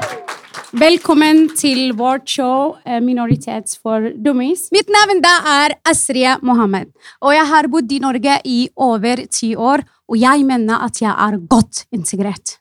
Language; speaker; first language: Norwegian; non-native, fluent; Arabic